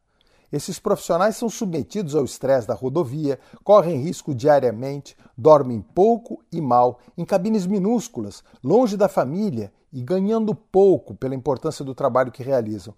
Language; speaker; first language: Portuguese; native; Portuguese